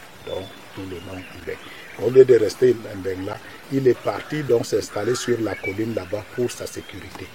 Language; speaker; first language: French; non-native, local second language; Basaa